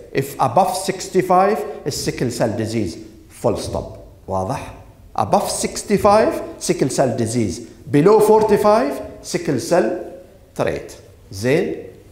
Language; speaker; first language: English; non-native, fluent; Arabic